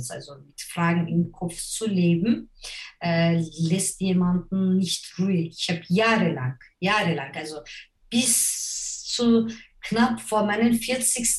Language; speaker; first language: German; non-native, fluent; Turkish